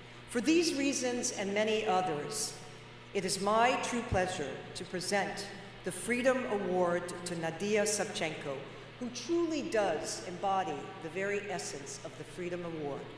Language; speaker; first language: English; native; English